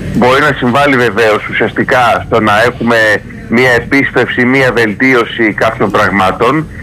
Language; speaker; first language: Greek; native; Greek